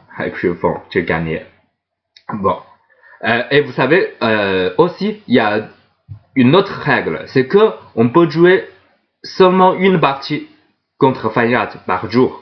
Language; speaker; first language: French; non-native, fluent; Chinese